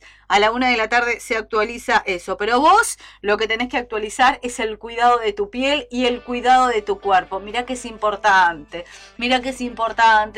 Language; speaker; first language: Spanish; native; Spanish